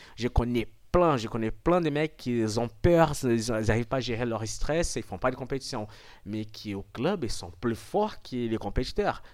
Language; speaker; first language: French; non-native, fluent; Portuguese